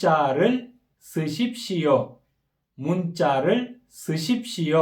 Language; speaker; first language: Korean; non-native, fluent; Kyrgyz